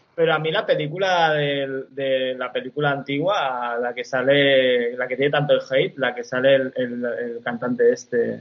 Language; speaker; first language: Spanish; native; Spanish